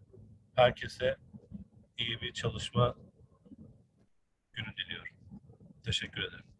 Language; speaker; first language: Turkish; native; Turkish